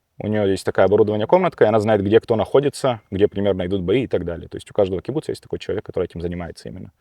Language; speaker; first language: Russian; early bilingual, heritage; Russian